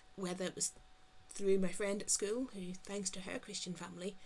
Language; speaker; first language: English; native; English